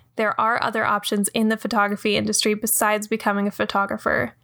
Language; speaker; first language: English; native; English